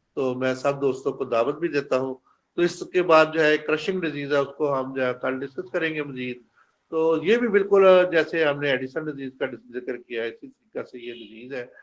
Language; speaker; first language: Urdu; non-native, local second language; Punjabi